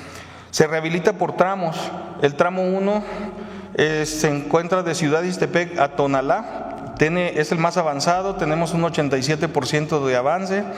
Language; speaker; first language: Spanish; native; Spanish